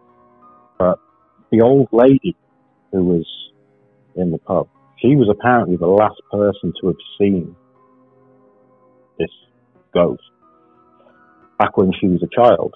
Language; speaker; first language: English; native; English